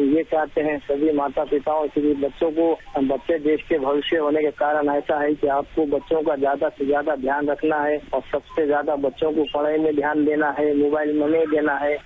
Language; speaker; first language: Hindi; non-native, local second language; Urdu